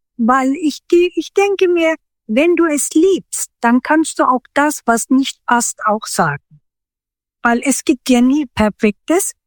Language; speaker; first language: German; early bilingual, other home language; Turkish